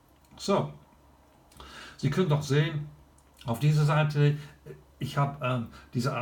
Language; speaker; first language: German; non-native, learner; English